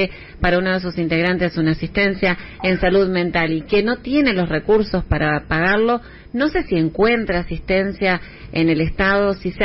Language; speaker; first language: Spanish; native; Spanish